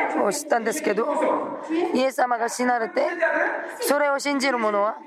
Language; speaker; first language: Japanese; non-native, fluent; Korean